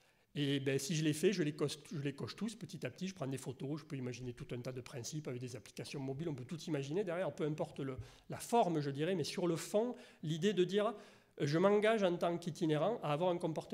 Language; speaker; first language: French; native; French